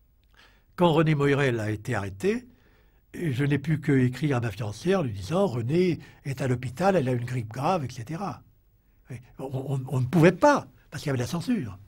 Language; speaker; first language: French; native; French